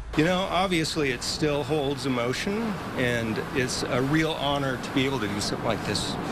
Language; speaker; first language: English; native; English